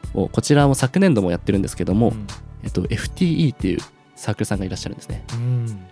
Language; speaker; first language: Japanese; native; Japanese